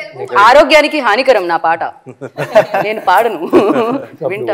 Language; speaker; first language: Telugu; native; Telugu